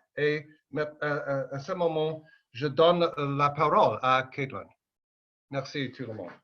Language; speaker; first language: French; non-native, fluent; English